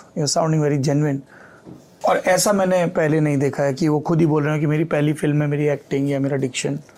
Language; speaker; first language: Hindi; native; Hindi